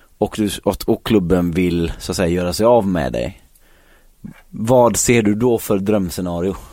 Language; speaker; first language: Swedish; native; Swedish